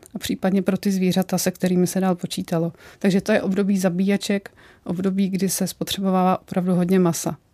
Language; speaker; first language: Czech; native; Czech